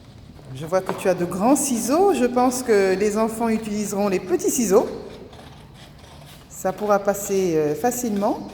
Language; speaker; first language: French; native; French